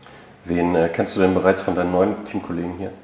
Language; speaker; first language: German; native; German